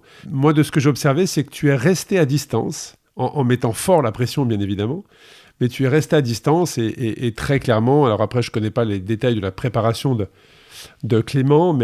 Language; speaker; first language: French; native; French